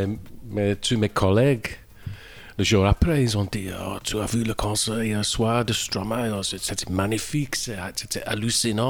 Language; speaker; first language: French; non-native, learner; English